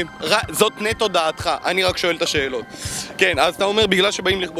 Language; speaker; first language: Hebrew; native; Hebrew